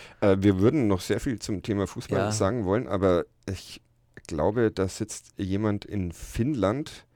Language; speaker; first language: German; native; German